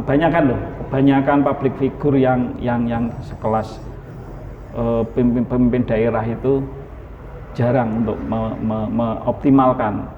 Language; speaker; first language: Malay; non-native, local second language; Javanese